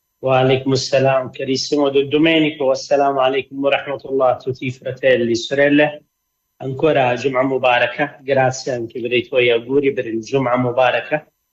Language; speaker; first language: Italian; non-native, fluent; Arabic